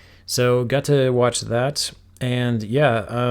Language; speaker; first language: English; native; English